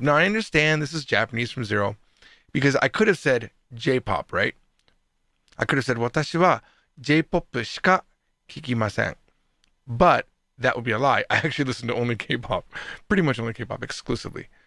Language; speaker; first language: English; native; English